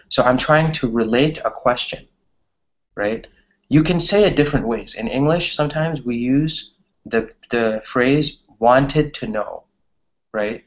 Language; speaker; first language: English; native; English